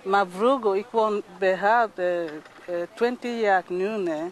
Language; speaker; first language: Dutch; non-native, learner; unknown